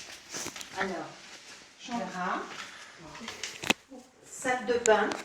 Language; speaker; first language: French; native; French